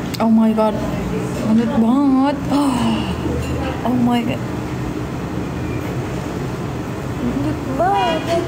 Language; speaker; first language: Indonesian; non-native, fluent; Turkish